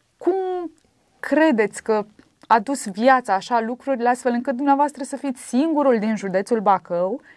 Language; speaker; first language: Romanian; native; Romanian